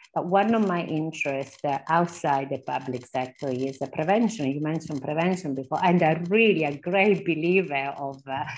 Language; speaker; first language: English; non-native, fluent; Italian